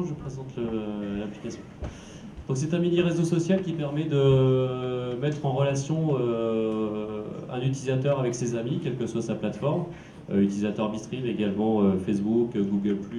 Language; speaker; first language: French; native; French